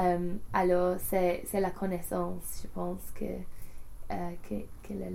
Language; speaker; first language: French; non-native, learner; English